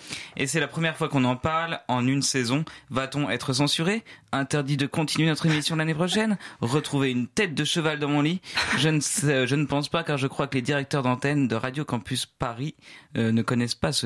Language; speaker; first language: French; native; French